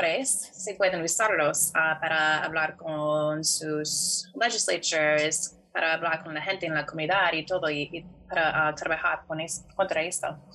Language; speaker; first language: Spanish; non-native, fluent; English